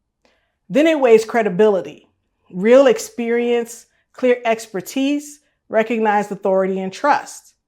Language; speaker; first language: English; native; English